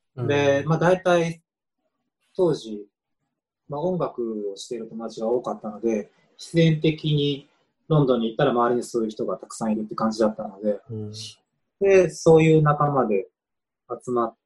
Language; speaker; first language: Japanese; native; Japanese